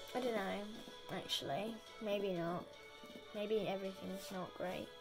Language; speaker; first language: English; native; English